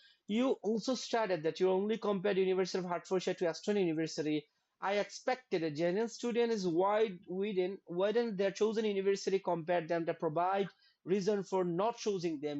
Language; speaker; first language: English; non-native, local second language; Bangla